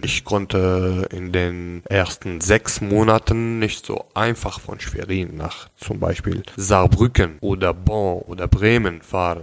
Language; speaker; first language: German; non-native, local second language; Arabic